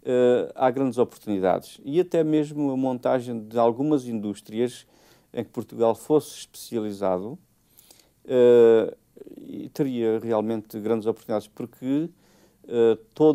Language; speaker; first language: Portuguese; native; Portuguese